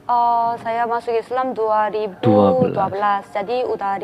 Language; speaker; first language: Indonesian; non-native, fluent; Korean